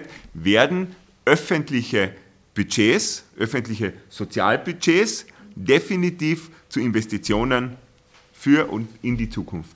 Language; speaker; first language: German; native; German